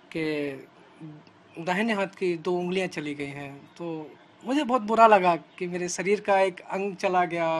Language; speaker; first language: Hindi; native; Hindi